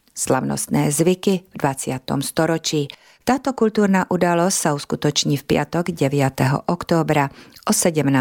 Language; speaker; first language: Slovak; non-native, local second language; Hungarian